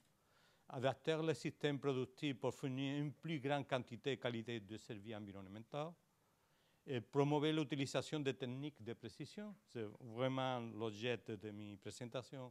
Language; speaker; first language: French; non-native, learner; Spanish